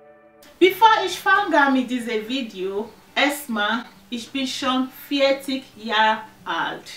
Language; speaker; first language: German; non-native, learner; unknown